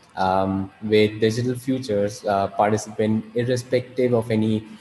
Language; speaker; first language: English; non-native, local second language; Hindi